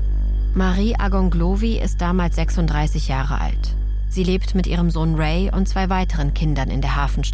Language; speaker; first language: German; native; German